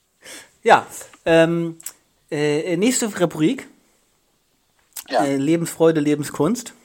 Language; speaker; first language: German; native; German